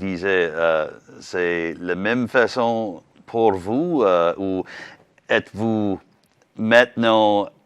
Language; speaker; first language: French; non-native, learner; English